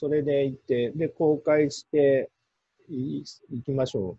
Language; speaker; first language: Japanese; native; Japanese